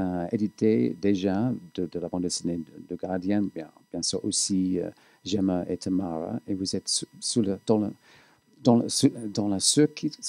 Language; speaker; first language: French; non-native, fluent; English